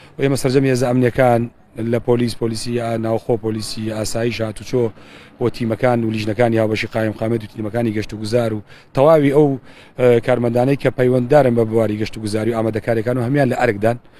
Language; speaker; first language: Central Kurdish; native; Central Kurdish